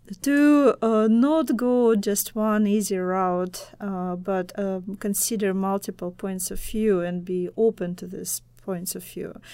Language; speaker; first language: English; non-native, fluent; Russian